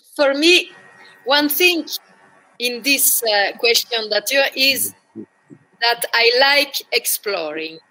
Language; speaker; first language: English; non-native, learner; French